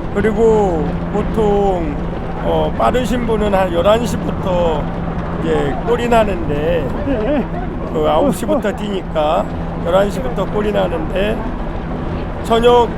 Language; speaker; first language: Korean; native; Korean